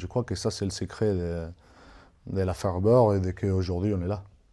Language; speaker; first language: French; non-native, fluent; Spanish